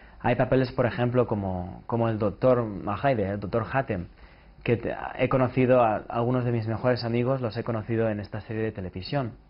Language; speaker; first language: Spanish; native; Spanish